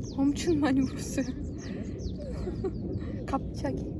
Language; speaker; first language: Korean; non-native, learner; Ukrainian